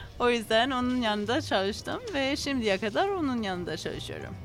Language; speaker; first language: Turkish; non-native, learner; English